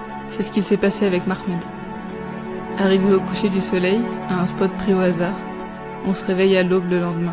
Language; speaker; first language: French; native; French